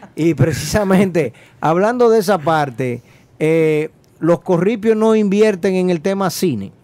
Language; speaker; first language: Spanish; native; Spanish